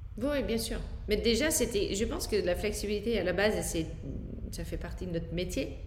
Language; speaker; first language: French; non-native, fluent; Dutch